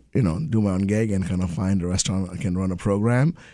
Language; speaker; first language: English; non-native, local second language; Bangla